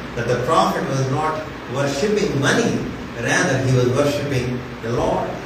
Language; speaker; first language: English; non-native, local second language; Telugu